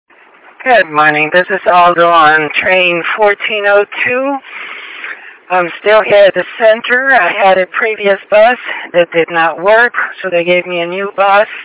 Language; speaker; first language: English; native; English